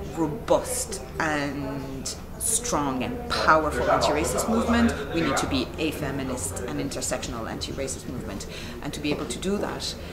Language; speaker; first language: English; non-native, fluent; Arabic